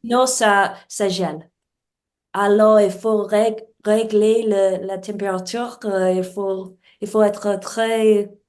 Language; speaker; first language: French; non-native, learner; English